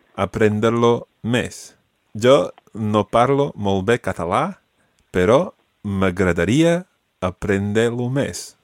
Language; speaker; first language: Catalan; non-native, learner; English